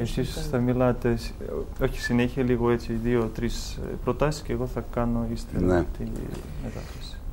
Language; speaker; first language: Greek; non-native, fluent; Russian